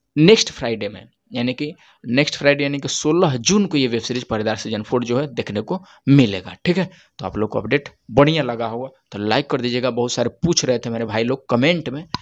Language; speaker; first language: Hindi; native; Hindi